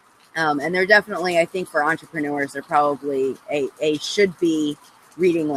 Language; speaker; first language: English; native; English